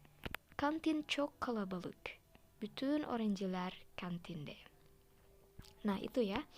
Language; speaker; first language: Turkish; non-native, fluent; Indonesian